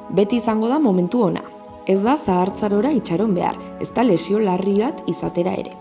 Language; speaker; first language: Basque; native; Basque